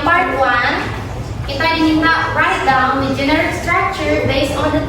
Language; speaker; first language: English; non-native, learner; Indonesian